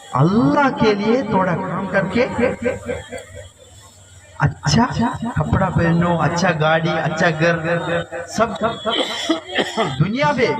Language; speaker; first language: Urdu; non-native, local second language; Malayalam